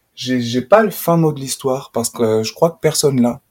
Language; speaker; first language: French; native; French